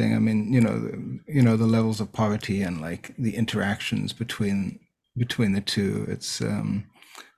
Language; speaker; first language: English; native; English